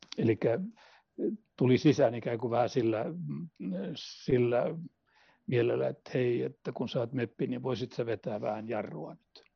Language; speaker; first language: Finnish; non-native, local second language; Swedish